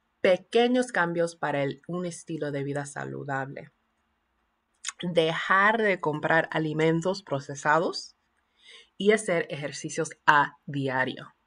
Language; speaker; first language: Spanish; non-native, fluent; English